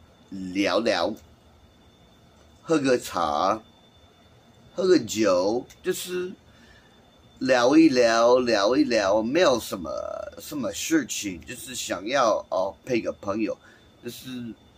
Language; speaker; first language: Chinese; non-native, fluent; English